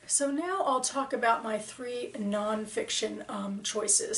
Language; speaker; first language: English; native; English